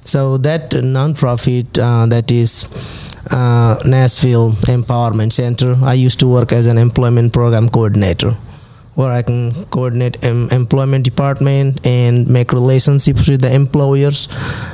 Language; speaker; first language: English; non-native, local second language; Nepali